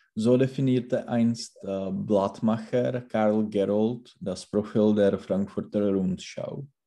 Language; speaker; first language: German; non-native, learner; Czech